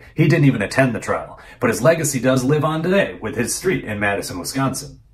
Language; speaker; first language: English; native; English